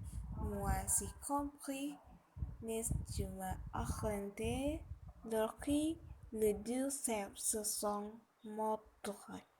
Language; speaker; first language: French; non-native, learner; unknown